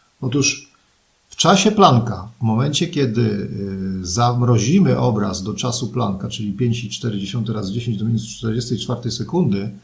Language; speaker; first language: Polish; native; Polish